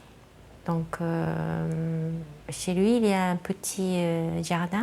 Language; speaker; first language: French; non-native, fluent; Japanese